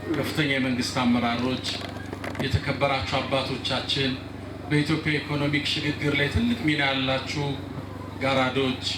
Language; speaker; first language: Amharic; non-native, local second language; Sebat Bet Gurage